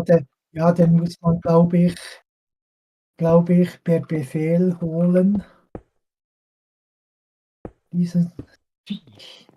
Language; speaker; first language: German; non-native, fluent; French